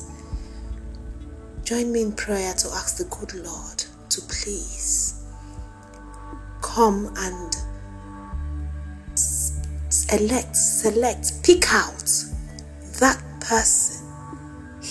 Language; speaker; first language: English; non-native, local second language; Igbo